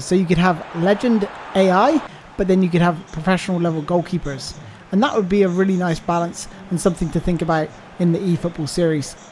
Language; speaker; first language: English; native; English